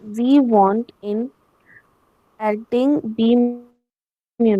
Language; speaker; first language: German; non-native, learner; Hindi